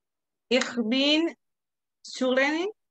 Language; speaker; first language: German; non-native, learner; Spanish